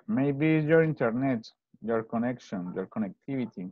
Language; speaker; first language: English; non-native, fluent; Spanish